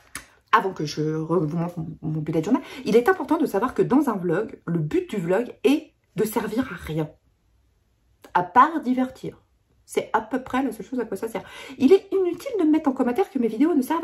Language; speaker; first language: French; native; French